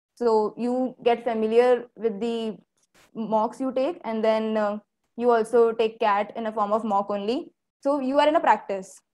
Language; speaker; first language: English; non-native, local second language; Hindi